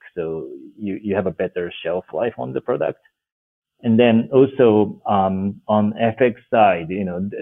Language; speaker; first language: English; non-native, fluent; Japanese